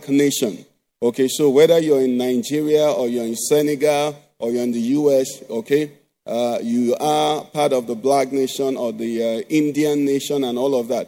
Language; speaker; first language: English; non-native, local second language; Igbo